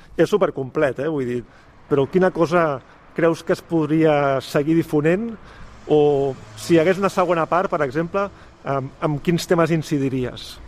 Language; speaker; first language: Catalan; native; Catalan